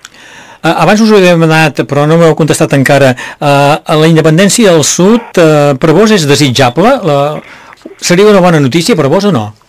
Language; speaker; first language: Catalan; native; Catalan